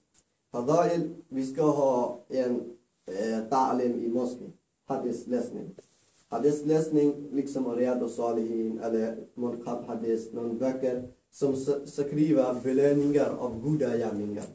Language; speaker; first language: Swedish; non-native, fluent; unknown